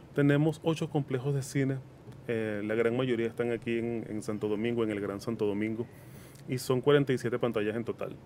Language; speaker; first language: Spanish; native; Spanish